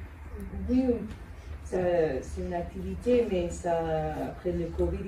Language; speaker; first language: French; non-native, learner; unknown